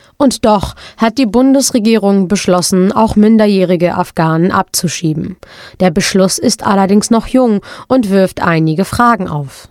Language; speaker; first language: German; native; German